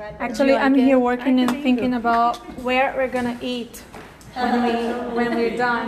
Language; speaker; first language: English; non-native, fluent; Portuguese